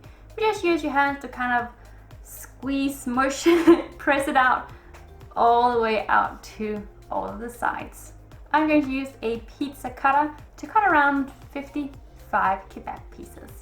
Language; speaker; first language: English; non-native, fluent; Danish